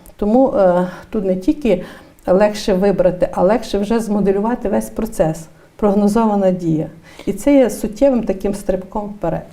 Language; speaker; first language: Ukrainian; native; Ukrainian